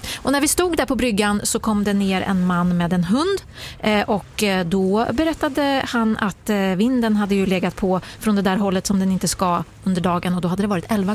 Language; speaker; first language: Swedish; native; Swedish